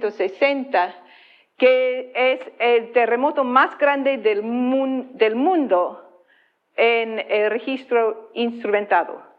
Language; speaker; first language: Spanish; non-native, fluent; English